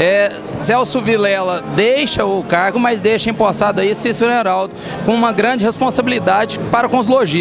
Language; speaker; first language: Portuguese; native; Portuguese